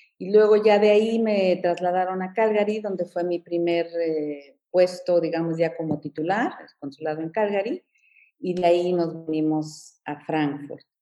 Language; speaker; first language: Spanish; early bilingual, heritage; Spanish